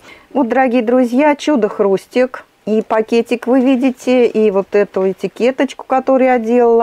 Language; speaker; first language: Russian; native; Russian